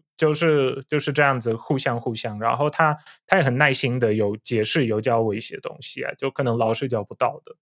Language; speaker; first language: Chinese; non-native, fluent; Polish